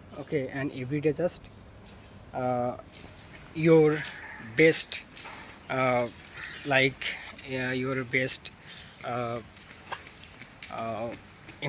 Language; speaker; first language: English; non-native, learner; Bangla